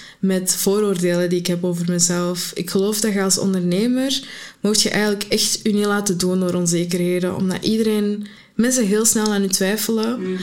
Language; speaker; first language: Dutch; early bilingual, other home language; Arabic